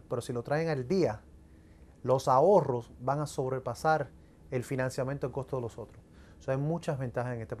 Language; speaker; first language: Spanish; early bilingual, heritage; English